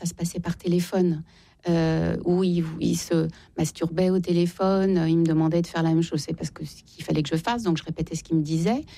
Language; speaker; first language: French; native; French